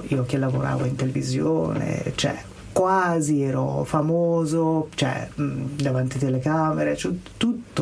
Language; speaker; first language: Italian; non-native, learner; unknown